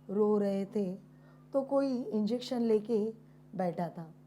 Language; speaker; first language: Hindi; non-native, local second language; Marathi